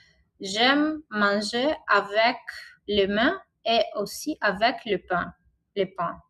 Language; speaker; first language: French; non-native, learner; Italian